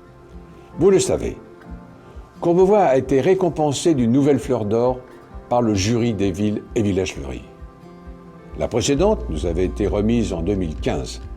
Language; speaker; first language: French; native; French